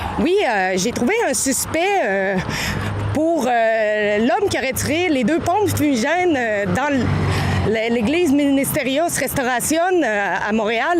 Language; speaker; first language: French; native; French